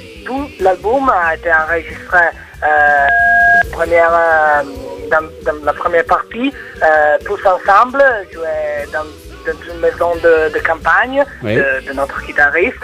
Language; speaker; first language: French; non-native, learner; Italian